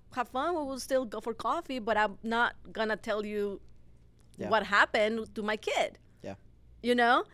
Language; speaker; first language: English; non-native, fluent; Spanish